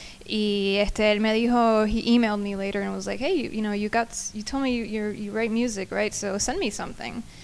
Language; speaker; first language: English; non-native, local second language; Spanish